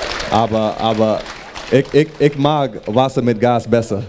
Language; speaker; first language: German; non-native, learner; English